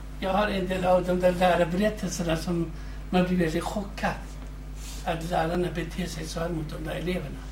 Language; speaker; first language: Swedish; non-native, fluent; Kurdish